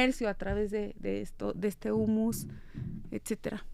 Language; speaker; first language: Spanish; native; Spanish